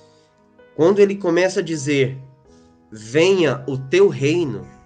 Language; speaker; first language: Portuguese; native; Portuguese